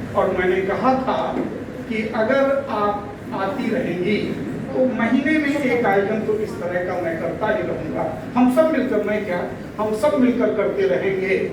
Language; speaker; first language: Hindi; native; Hindi